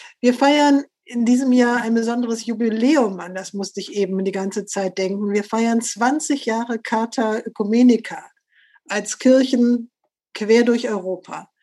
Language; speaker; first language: German; native; German